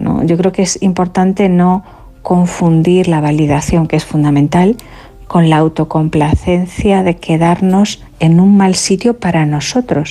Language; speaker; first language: Spanish; native; Spanish